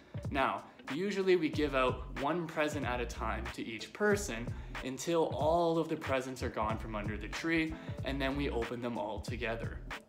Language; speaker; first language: English; native; English